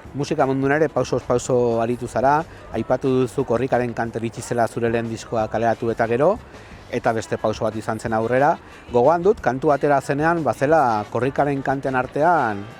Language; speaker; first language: Basque; native; Basque